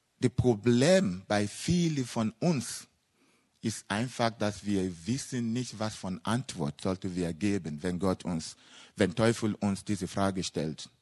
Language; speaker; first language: German; non-native, fluent; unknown